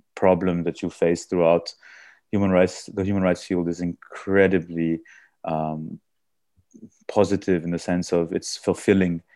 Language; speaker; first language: English; early bilingual, heritage; German